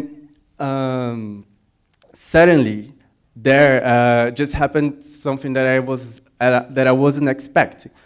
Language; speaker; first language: English; non-native, learner; Portuguese